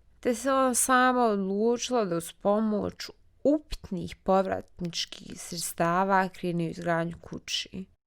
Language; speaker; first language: Bosnian; native; Bosnian